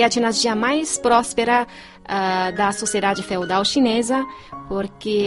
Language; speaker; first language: Portuguese; non-native, fluent; Chinese